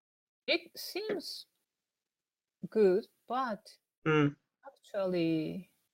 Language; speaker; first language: English; non-native, learner; Japanese